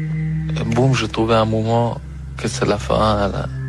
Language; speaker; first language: French; non-native, learner; Hebrew